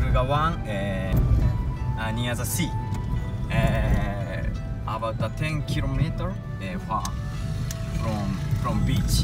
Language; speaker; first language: English; non-native, learner; Japanese